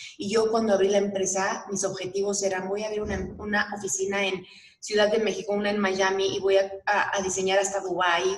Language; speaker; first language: Spanish; native; Spanish